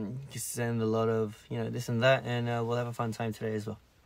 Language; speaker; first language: English; early bilingual, other home language; Korean